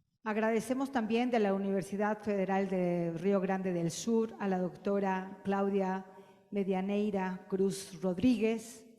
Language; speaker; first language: Spanish; native; Spanish